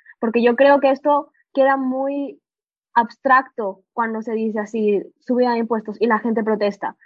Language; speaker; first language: Spanish; native; Spanish